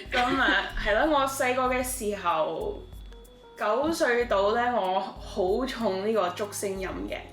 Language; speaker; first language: Cantonese; early bilingual, heritage; Cantonese